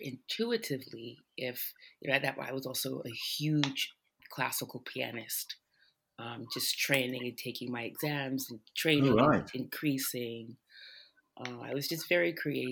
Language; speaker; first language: English; native; English